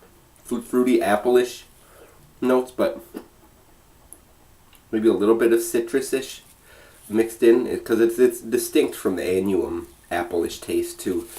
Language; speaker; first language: English; native; English